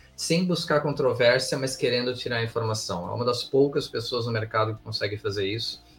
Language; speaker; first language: Portuguese; early bilingual, heritage; English